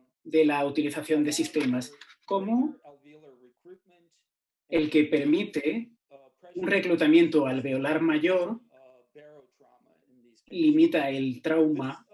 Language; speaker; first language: Spanish; non-native, fluent; Turkish